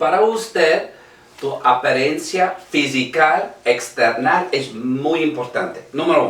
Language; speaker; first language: Spanish; non-native, learner; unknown